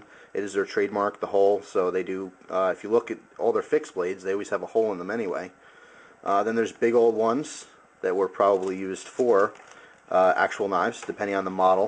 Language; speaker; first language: English; native; English